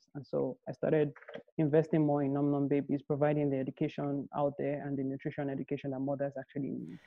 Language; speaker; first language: English; non-native, local second language; Yoruba